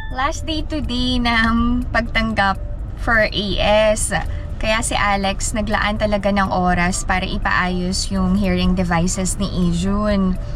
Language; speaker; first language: Filipino; native; Filipino